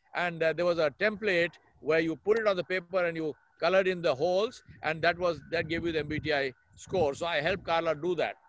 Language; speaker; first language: English; non-native, local second language; Urdu